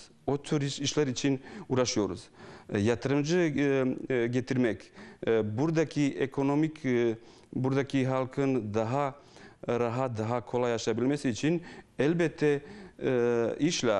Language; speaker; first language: Turkish; non-native, fluent; Bosnian